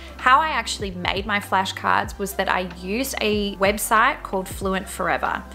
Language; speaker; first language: English; native; English